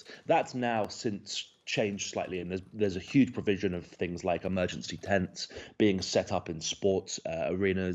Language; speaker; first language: English; native; English